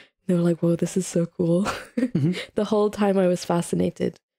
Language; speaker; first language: English; early bilingual, other home language; Hindi